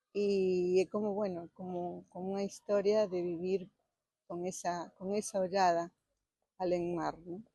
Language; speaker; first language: Galician; early bilingual, heritage; Galician